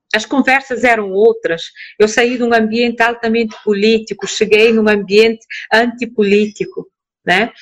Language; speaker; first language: Portuguese; non-native, local second language; Kabuverdianu